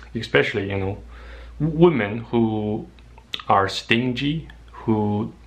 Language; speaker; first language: English; non-native, fluent; Chinese